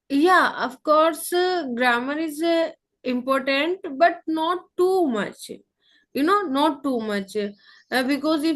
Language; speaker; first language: English; non-native, local second language; Hindi